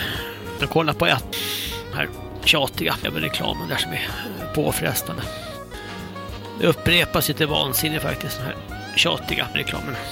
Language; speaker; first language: Swedish; native; Swedish